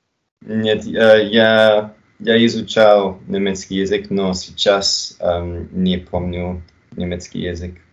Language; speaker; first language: Russian; non-native, learner; English